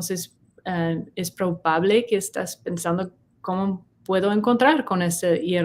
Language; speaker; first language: Spanish; non-native, learner; English